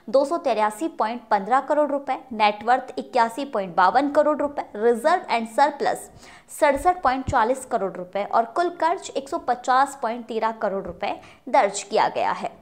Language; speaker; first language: Hindi; native; Hindi